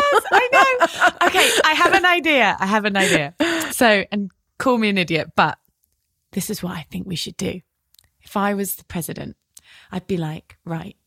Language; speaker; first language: English; native; English